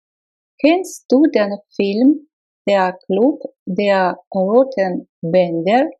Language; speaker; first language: German; non-native, fluent; Russian